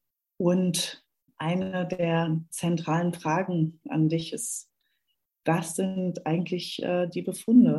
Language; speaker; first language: German; native; German